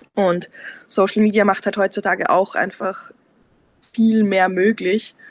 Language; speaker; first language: German; native; German